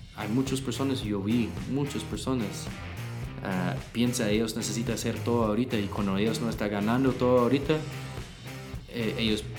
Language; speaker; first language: Spanish; non-native, learner; English